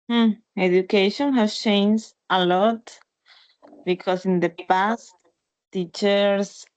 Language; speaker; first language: English; non-native, learner; Spanish